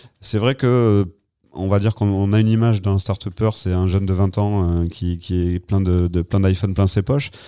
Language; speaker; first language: French; native; French